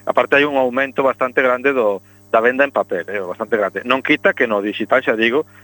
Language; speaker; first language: Galician; non-native, local second language; Spanish